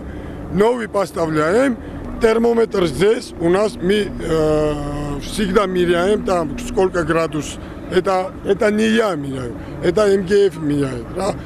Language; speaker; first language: Russian; non-native, fluent; Georgian